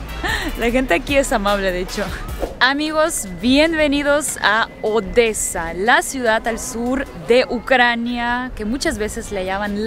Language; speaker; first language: Spanish; early bilingual, heritage; Russian